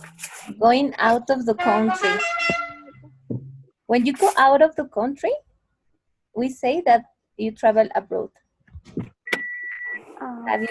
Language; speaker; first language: English; non-native, fluent; Spanish